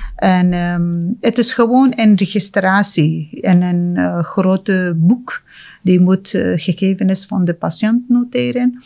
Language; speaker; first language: Dutch; non-native, fluent; Persian